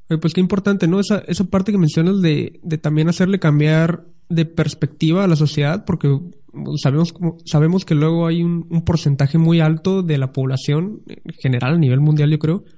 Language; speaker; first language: Spanish; native; Spanish